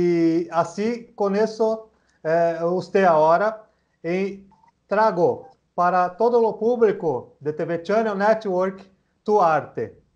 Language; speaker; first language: Spanish; non-native, learner; Portuguese